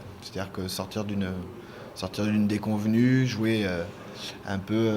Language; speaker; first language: French; native; French